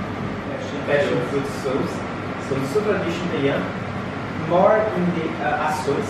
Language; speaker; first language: English; non-native, learner; Portuguese